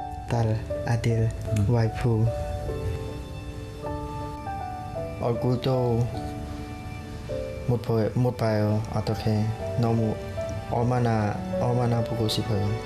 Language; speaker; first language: Korean; non-native, learner; Khmer